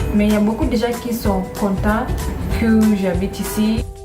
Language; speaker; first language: French; non-native, learner; Swahili